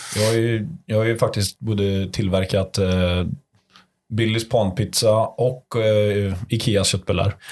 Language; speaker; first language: Swedish; native; Swedish